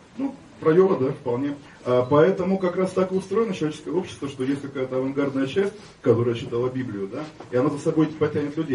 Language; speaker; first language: Russian; native; Russian